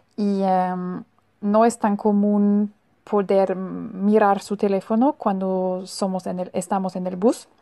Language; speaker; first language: Spanish; non-native, fluent; German